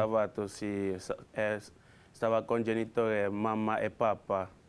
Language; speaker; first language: Italian; non-native, learner; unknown